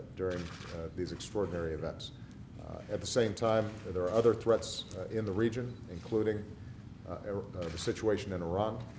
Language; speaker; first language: English; native; English